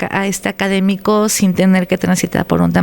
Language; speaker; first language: Spanish; native; Spanish